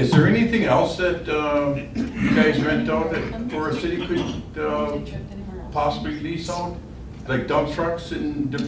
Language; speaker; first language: English; native; English